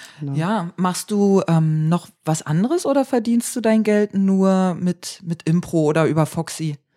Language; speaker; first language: German; native; German